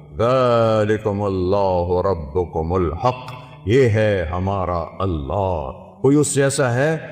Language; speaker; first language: Urdu; non-native, local second language; Saraiki